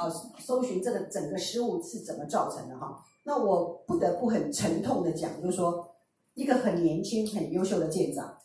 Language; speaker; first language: Chinese; native; Chinese